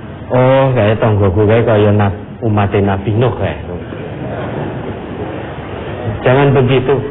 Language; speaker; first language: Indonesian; non-native, local second language; Javanese